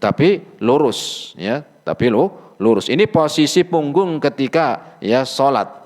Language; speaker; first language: Indonesian; native; Indonesian